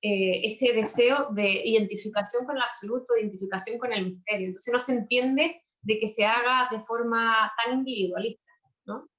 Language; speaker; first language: Spanish; native; Spanish